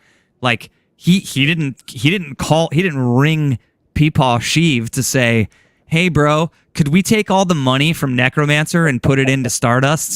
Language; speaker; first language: English; native; English